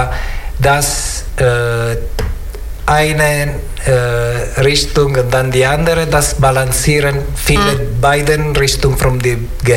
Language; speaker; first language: German; non-native, learner; Italian